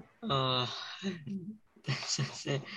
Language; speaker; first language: Chinese; early bilingual, heritage; Chinese